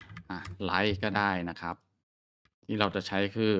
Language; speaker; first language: Thai; native; Thai